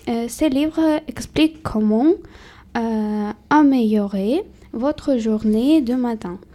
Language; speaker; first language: French; non-native, learner; Tamil